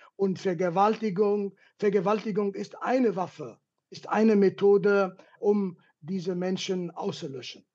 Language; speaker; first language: German; non-native, fluent; Kurdish